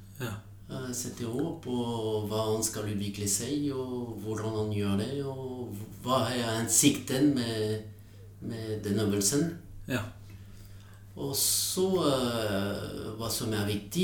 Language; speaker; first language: Norwegian; non-native, fluent; French